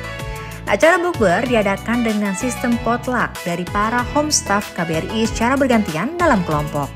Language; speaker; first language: Indonesian; native; Indonesian